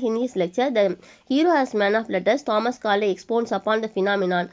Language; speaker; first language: English; non-native, local second language; Tamil